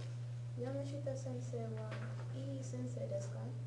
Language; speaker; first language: Japanese; non-native, learner; English